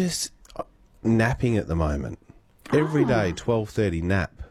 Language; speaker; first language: English; native; English